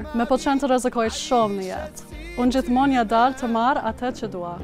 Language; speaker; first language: Albanian; non-native, learner; English